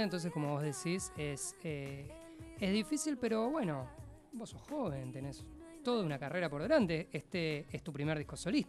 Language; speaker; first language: Spanish; native; Spanish